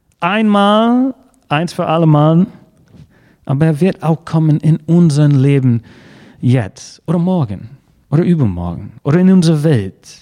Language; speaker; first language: German; non-native, fluent; English